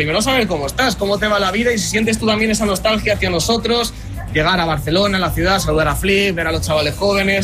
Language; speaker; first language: Spanish; native; Spanish